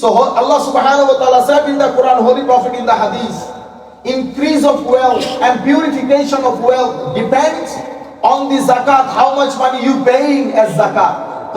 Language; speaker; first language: English; non-native, local second language; Bangla